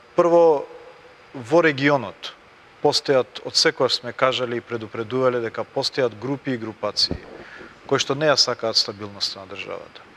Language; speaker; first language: Macedonian; non-native, local second language; Albanian